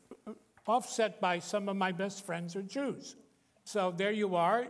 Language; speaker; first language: English; native; English